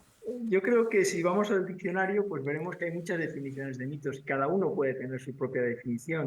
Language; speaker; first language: Spanish; native; Spanish